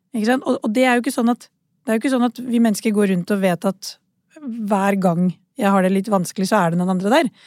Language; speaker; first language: Norwegian; early bilingual, other home language; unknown